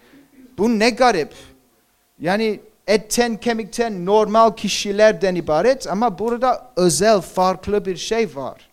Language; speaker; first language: Turkish; non-native, fluent; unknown